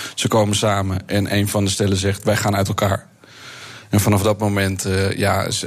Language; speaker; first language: Dutch; native; Dutch